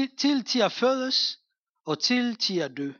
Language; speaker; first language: Danish; non-native, fluent; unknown